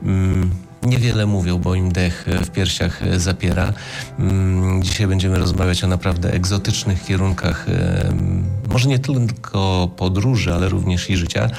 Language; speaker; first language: Polish; native; Polish